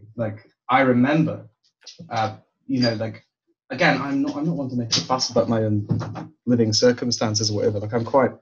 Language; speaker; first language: English; native; English